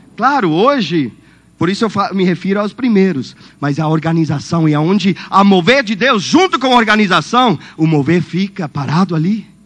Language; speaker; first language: Portuguese; non-native, fluent; Swiss German